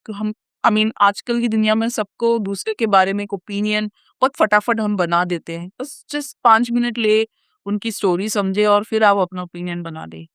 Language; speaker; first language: Hindi; non-native, local second language; Malayalam